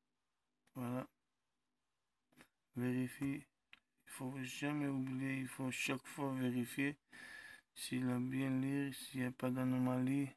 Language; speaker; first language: French; non-native, learner; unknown